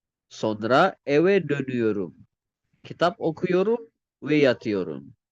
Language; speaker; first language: Turkish; non-native, fluent; Indonesian